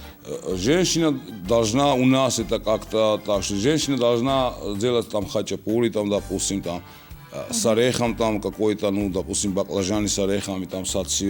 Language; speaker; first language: Russian; non-native, local second language; Georgian